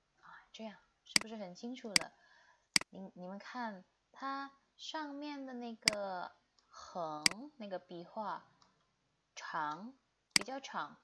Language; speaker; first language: Chinese; non-native, fluent; Indonesian